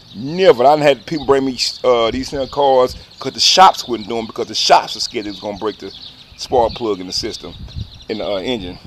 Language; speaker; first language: English; native; English